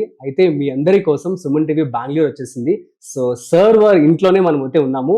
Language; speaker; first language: Telugu; native; Telugu